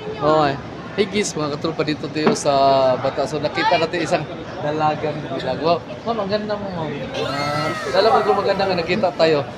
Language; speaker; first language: Filipino; non-native, local second language; Cebuano